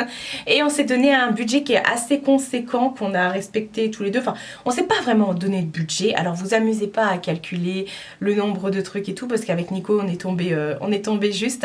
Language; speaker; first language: French; native; French